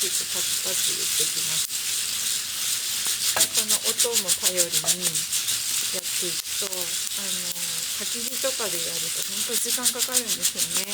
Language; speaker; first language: Japanese; native; Japanese